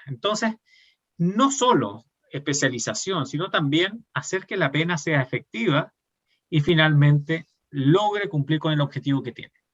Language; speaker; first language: Spanish; native; Spanish